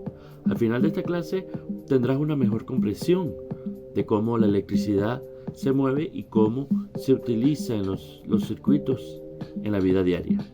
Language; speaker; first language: Spanish; native; Spanish